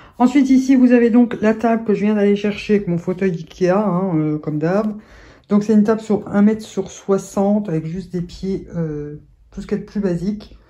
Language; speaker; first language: French; native; French